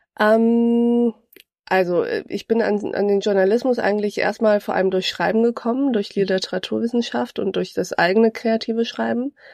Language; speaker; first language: German; early bilingual, other home language; Turkish